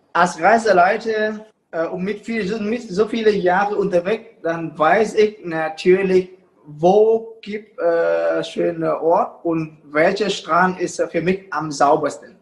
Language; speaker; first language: German; non-native, fluent; Vietnamese